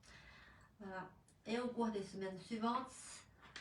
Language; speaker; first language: French; non-native, fluent; Chinese